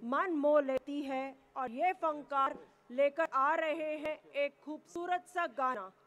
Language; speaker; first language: Hindi; native; Hindi